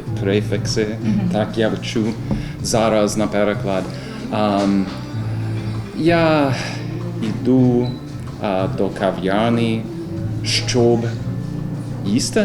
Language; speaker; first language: Ukrainian; non-native, learner; English